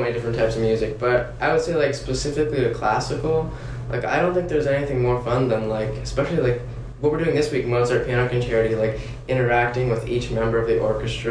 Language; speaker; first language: English; native; English